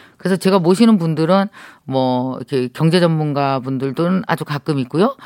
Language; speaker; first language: Korean; native; Korean